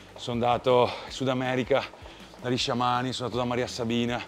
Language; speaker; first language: Italian; non-native, local second language; Venetian